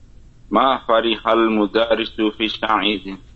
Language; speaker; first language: Arabic; non-native, learner; Indonesian